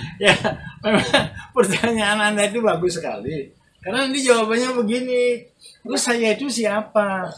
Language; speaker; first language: Indonesian; non-native, local second language; Javanese